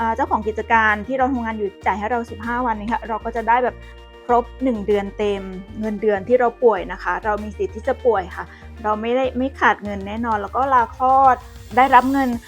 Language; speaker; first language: Thai; native; Thai